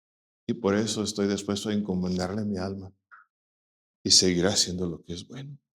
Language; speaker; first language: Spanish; non-native, fluent; English